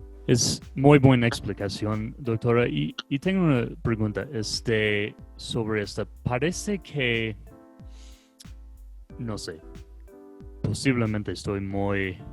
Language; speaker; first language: Spanish; non-native, fluent; English